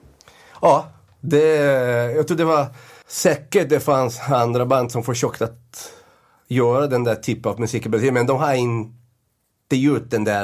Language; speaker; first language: Swedish; non-native, fluent; Portuguese